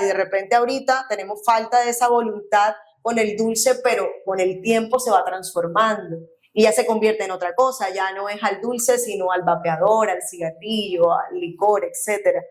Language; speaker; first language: Spanish; native; Spanish